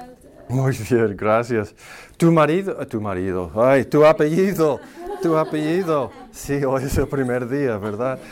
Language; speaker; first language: Spanish; non-native, fluent; English